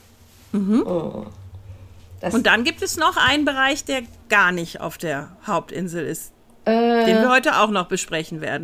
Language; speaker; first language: German; native; German